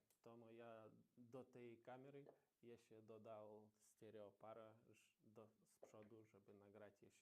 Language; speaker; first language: Polish; non-native, learner; Ukrainian